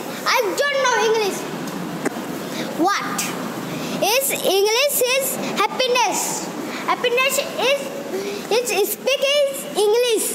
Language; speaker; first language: English; non-native, learner; Hindi